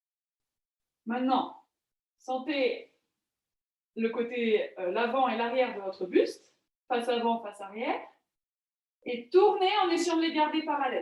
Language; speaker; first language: French; native; French